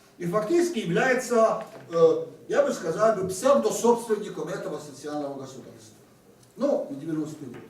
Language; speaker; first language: Russian; non-native, fluent; Hungarian